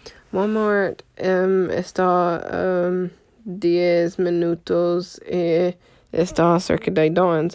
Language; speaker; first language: Spanish; non-native, learner; English